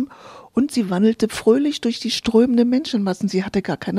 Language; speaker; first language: German; native; German